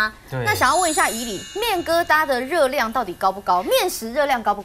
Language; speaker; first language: Chinese; native; Chinese